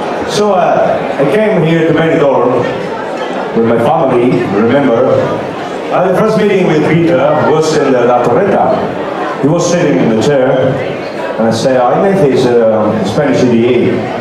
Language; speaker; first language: English; non-native, fluent; Spanish